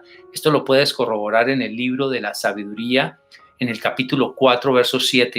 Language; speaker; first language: Spanish; native; Spanish